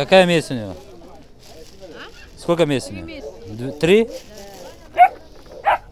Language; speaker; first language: Russian; non-native, local second language; Uzbek